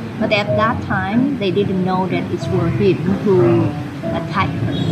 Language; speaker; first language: English; non-native, fluent; Vietnamese